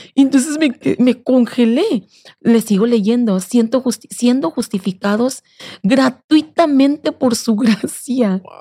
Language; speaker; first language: Spanish; native; Spanish